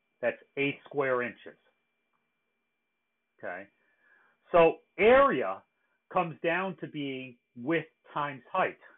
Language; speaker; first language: English; native; English